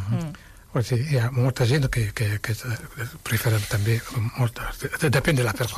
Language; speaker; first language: Catalan; non-native, fluent; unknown